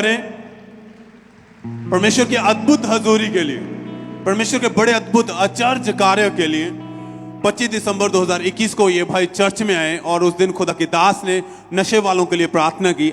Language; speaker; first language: Hindi; native; Hindi